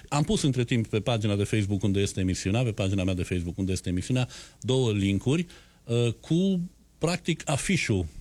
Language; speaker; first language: Romanian; native; Romanian